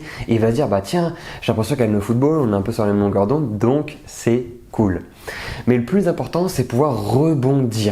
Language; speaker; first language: French; native; French